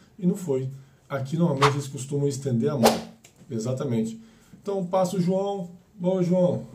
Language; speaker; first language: Portuguese; native; Portuguese